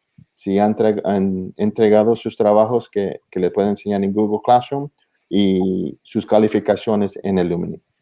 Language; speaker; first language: Spanish; early bilingual, heritage; English